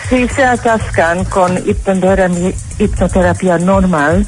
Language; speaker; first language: Spanish; non-native, learner; English